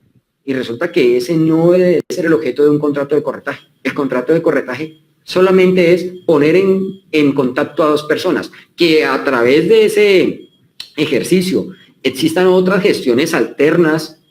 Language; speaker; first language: Spanish; native; Spanish